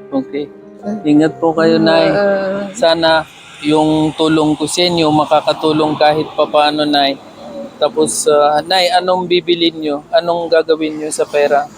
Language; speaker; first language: Filipino; non-native, learner; Urdu